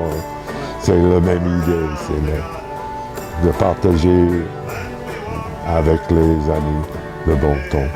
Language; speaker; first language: French; non-native, fluent; English